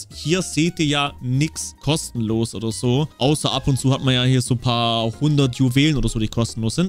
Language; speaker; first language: German; native; German